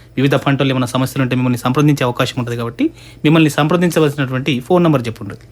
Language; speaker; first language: Telugu; native; Telugu